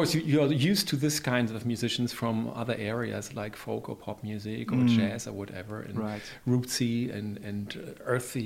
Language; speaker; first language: English; non-native, fluent; German